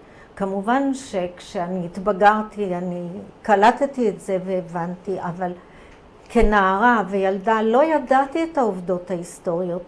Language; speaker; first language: Hebrew; early bilingual, other home language; Croatian